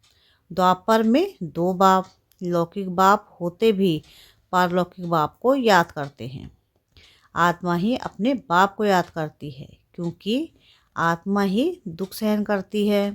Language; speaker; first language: Hindi; native; Hindi